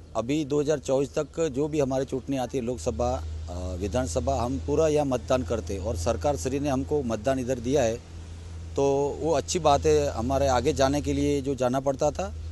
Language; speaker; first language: Hindi; non-native, local second language; Kachhi